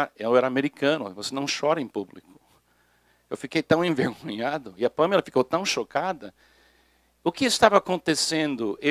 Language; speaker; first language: Portuguese; non-native, fluent; English